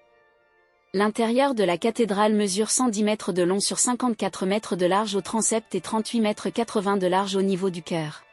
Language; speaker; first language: French; native; French